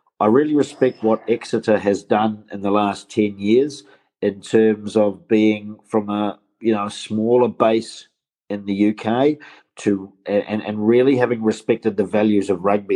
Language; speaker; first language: English; native; English